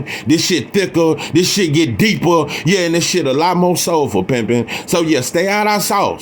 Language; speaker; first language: English; native; English